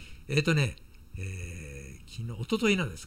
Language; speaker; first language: Japanese; native; Japanese